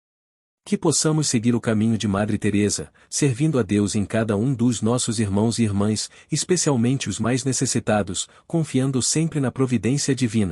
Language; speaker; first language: Portuguese; native; Portuguese